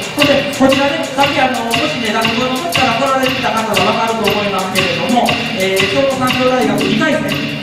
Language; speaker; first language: Japanese; native; Japanese